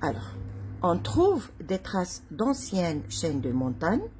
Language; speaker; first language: French; non-native, local second language; Arabic